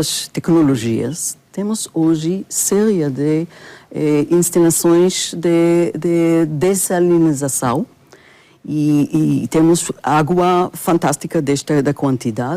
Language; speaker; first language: Portuguese; non-native, fluent; Hebrew